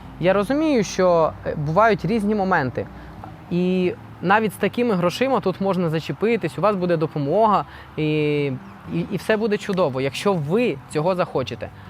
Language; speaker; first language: Ukrainian; non-native, local second language; Russian